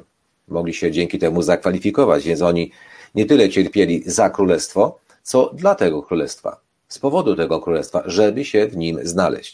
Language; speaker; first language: Polish; native; Polish